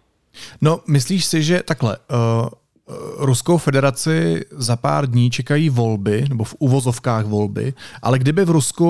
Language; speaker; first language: Czech; native; Czech